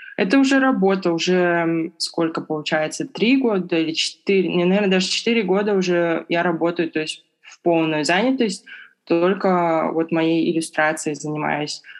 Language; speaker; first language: Russian; native; Russian